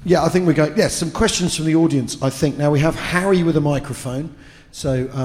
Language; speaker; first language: English; native; English